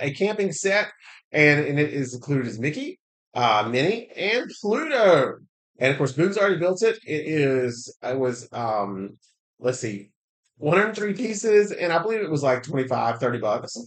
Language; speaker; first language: English; native; English